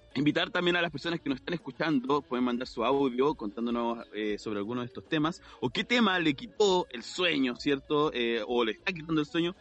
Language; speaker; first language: Spanish; native; Spanish